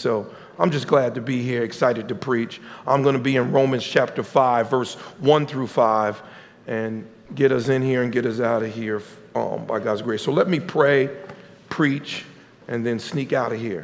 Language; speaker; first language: English; native; English